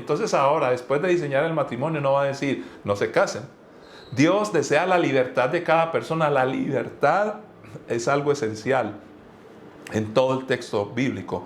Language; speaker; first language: Spanish; native; Spanish